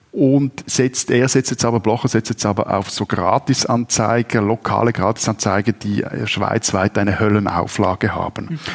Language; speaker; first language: German; native; German